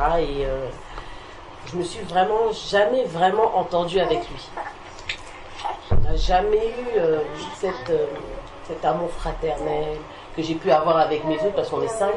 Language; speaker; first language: French; native; French